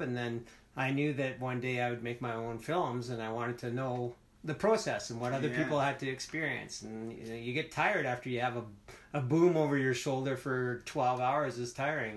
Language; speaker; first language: English; native; English